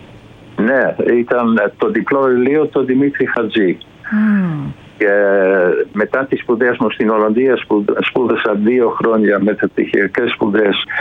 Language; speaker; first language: Greek; non-native, fluent; Dutch